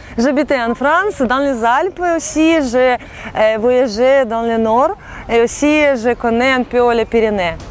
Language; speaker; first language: French; non-native, fluent; Russian